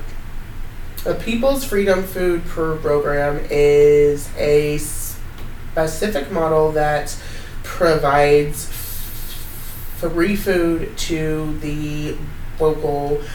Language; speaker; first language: English; native; English